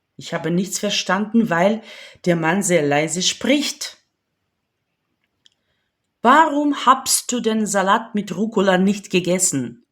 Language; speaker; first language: German; non-native, fluent; Ukrainian